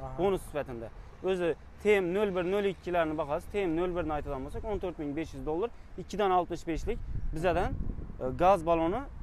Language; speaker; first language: Uzbek; non-native, local second language; Kara-Kalpak